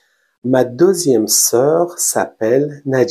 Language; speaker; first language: French; non-native, learner; Pashto